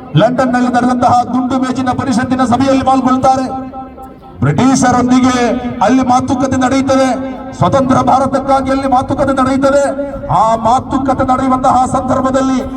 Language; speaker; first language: Kannada; non-native, local second language; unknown